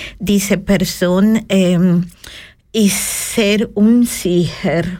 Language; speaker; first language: German; non-native, learner; Spanish